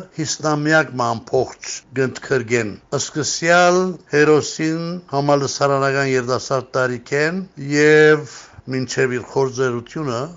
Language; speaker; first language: Armenian; native; Armenian